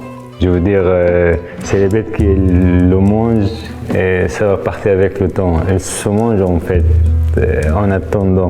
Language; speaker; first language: French; non-native, fluent; Arabic